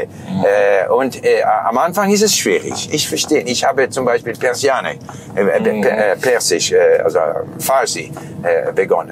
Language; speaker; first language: German; non-native, fluent; English